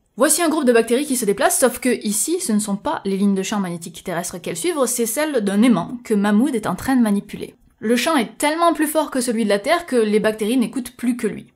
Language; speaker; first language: French; native; French